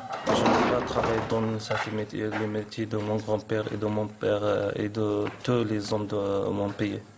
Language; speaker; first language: French; non-native, learner; Arabic